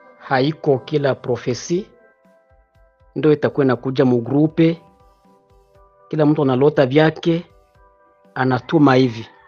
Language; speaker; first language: Swahili; native; Swahili